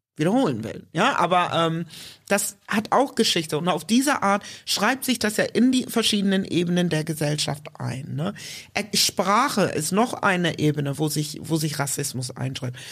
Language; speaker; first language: German; early bilingual, other home language; English